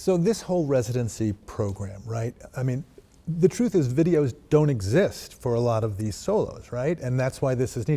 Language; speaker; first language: English; native; English